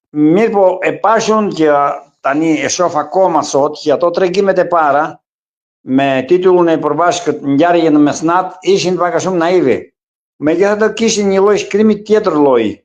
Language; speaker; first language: Albanian; non-native, local second language; Greek